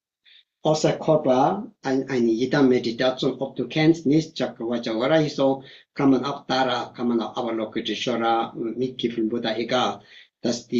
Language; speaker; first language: German; non-native, fluent; Tibetan